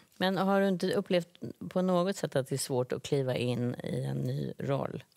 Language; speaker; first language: Swedish; native; Swedish